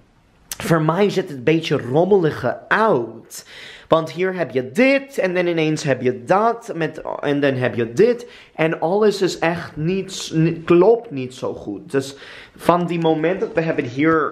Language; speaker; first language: Dutch; non-native, fluent; English